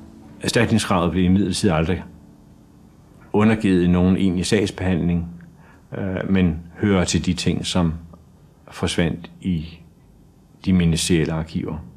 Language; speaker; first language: Danish; native; Danish